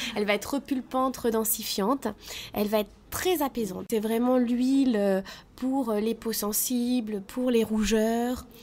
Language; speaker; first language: French; native; French